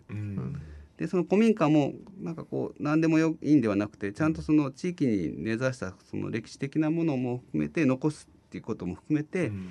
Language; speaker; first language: Japanese; native; Japanese